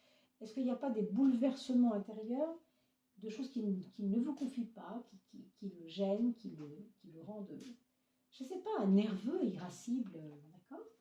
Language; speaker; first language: French; native; French